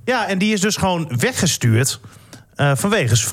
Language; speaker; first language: Dutch; native; Dutch